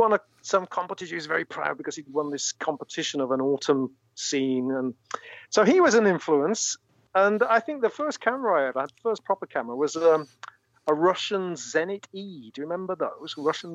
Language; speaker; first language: English; native; English